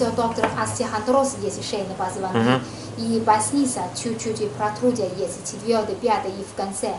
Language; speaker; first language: Russian; non-native, learner; Chinese